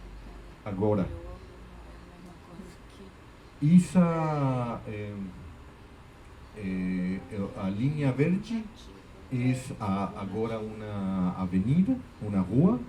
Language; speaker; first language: Portuguese; non-native, fluent; Spanish